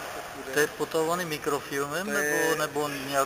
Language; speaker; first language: Czech; native; Czech